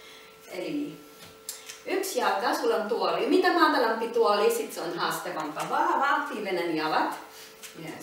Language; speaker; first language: Finnish; non-native, learner; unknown